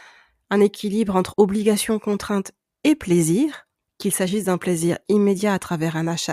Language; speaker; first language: French; native; French